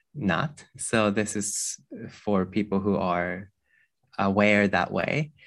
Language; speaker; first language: English; non-native, fluent; Japanese